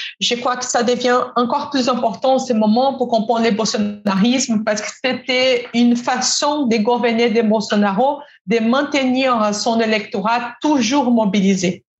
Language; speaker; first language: French; non-native, fluent; Portuguese